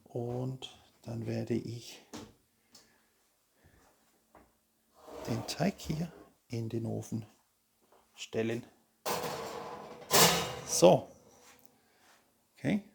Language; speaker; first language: German; non-native, fluent; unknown